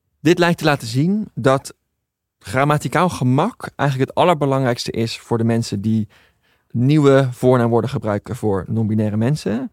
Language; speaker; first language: Dutch; native; Dutch